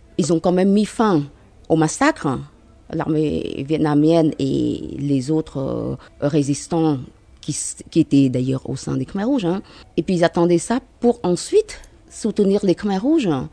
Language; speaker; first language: French; non-native, fluent; Khmer